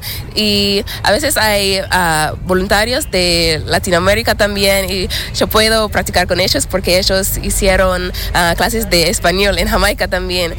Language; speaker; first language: Spanish; non-native, learner; English